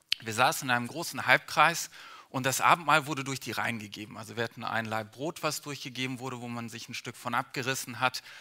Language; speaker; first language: German; early bilingual, other home language; English